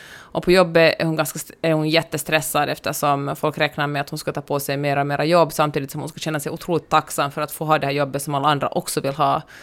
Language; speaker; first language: Swedish; native; Swedish